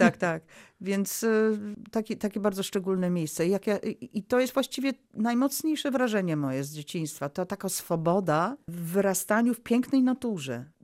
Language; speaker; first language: Polish; early bilingual, heritage; Polish